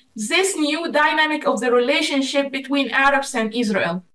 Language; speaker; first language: English; non-native, fluent; Arabic